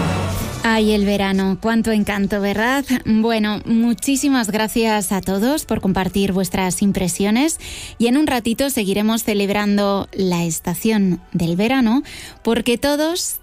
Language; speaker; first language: Spanish; native; Spanish